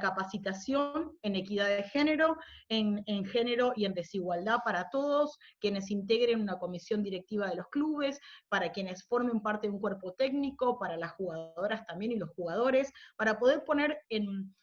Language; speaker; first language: Spanish; native; Spanish